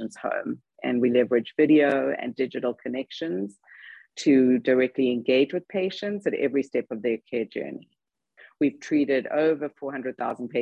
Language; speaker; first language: English; native; English